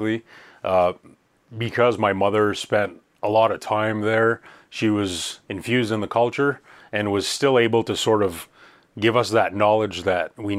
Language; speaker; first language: English; native; English